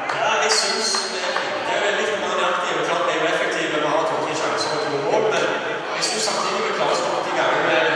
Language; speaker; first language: Norwegian; native; Norwegian